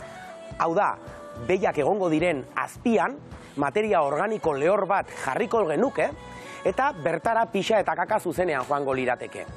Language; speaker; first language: Basque; native; Basque